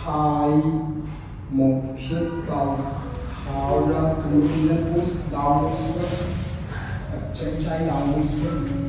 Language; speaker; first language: Vietnamese; non-native, learner; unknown